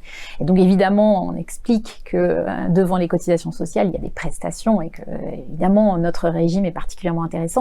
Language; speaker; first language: French; native; French